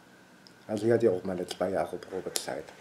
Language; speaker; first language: German; native; German